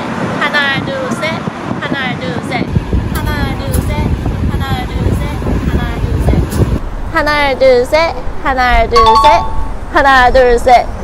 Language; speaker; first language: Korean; non-native, learner; Chinese